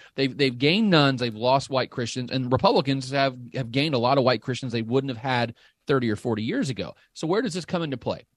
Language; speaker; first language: English; native; English